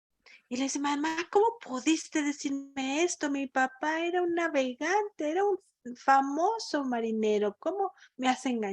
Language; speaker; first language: Spanish; native; Spanish